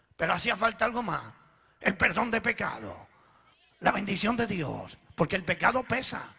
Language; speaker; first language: Spanish; early bilingual, other home language; Italian